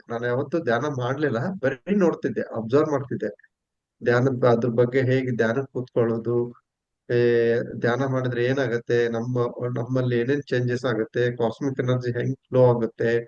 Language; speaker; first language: Kannada; native; Kannada